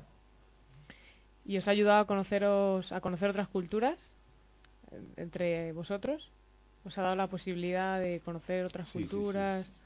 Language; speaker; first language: Spanish; native; Spanish